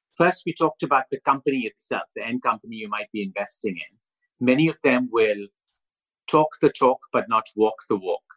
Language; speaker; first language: English; non-native, local second language; Urdu